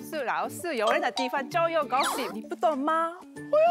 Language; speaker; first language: Chinese; non-native, fluent; Thai